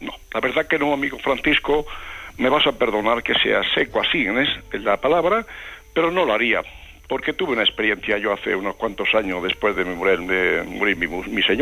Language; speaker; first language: Spanish; native; Spanish